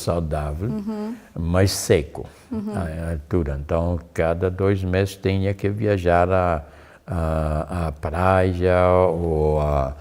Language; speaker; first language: Portuguese; non-native, fluent; German